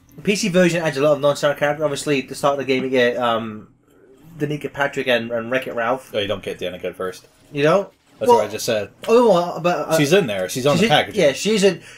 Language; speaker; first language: English; native; English